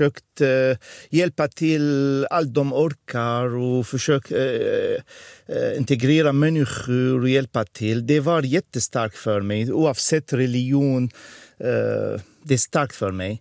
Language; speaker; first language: Swedish; non-native, fluent; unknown